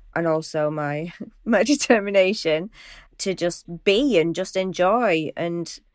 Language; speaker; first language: English; native; English